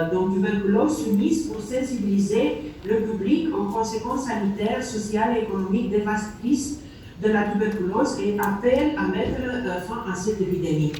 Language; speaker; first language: French; non-native, learner; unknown